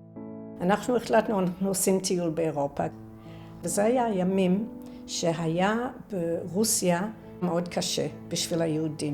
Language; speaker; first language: Hebrew; non-native, fluent; English